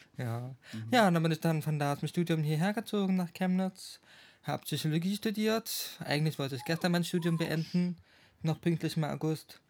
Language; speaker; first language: German; native; German